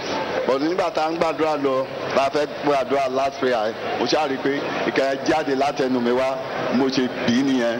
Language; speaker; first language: English; non-native, local second language; Yoruba